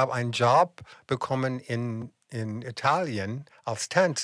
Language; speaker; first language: German; non-native, fluent; English